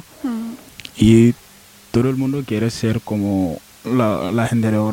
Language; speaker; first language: Spanish; non-native, learner; Wolof